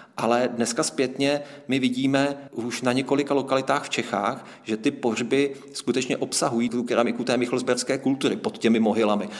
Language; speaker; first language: Czech; native; Czech